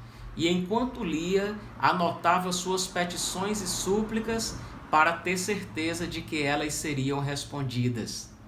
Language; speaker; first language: Portuguese; native; Portuguese